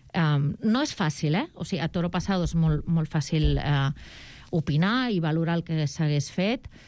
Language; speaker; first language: Catalan; native; Catalan